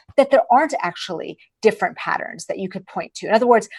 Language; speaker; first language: English; early bilingual, other home language; Persian